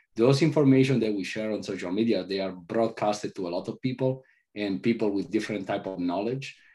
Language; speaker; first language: English; non-native, fluent; Italian